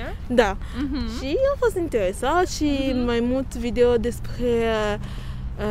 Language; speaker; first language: Romanian; non-native, local second language; Russian